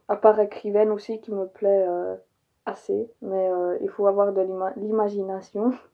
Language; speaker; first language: French; early bilingual, other home language; Polish